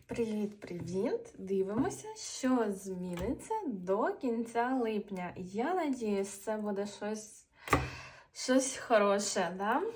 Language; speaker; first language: Ukrainian; non-native, local second language; Russian